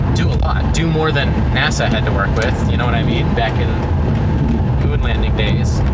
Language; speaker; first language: English; native; English